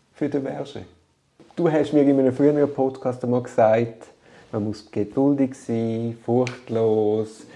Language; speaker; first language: German; native; German